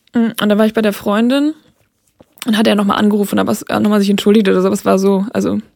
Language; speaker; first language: German; native; German